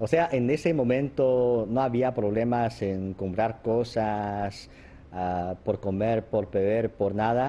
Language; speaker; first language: Spanish; non-native, fluent; Chinese